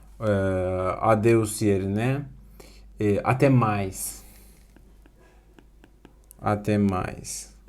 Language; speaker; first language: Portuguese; non-native, fluent; Turkish